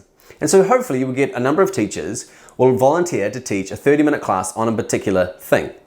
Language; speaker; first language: English; native; English